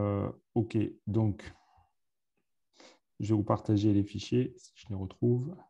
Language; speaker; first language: French; native; French